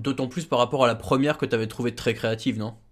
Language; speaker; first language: French; native; French